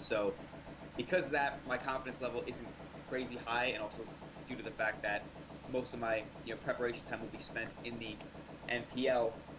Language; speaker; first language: English; native; English